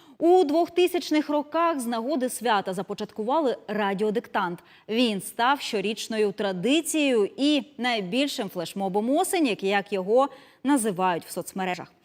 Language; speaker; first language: Ukrainian; native; Ukrainian